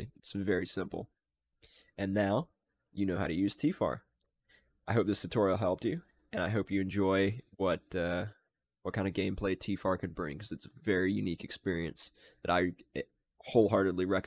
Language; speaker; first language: English; native; English